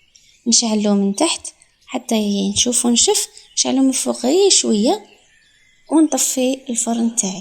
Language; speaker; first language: Arabic; native; Arabic